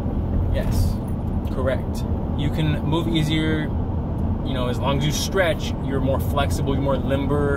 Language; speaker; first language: English; native; English